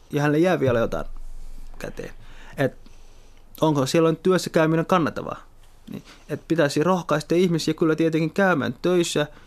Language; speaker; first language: Finnish; early bilingual, other home language; Somali